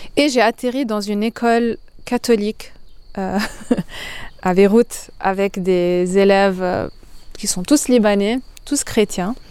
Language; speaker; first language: French; non-native, local second language; Arabic